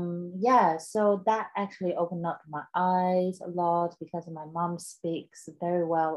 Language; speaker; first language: English; non-native, fluent; Chinese